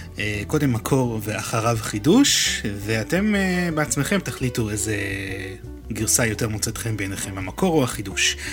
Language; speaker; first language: Hebrew; native; Hebrew